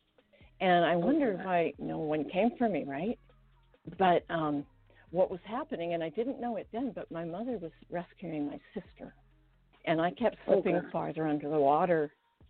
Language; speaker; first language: English; non-native, fluent; Estonian